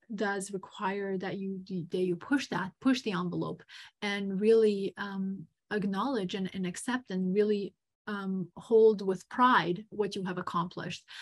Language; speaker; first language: English; non-native, fluent; Serbian